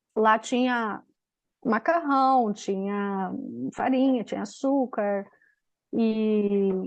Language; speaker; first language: Portuguese; non-native, fluent; Albanian